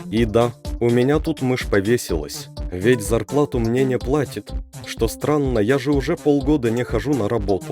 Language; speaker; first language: Russian; native; Russian